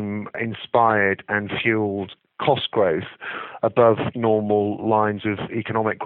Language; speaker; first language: English; native; English